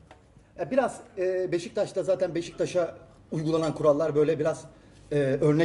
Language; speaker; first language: Turkish; native; Turkish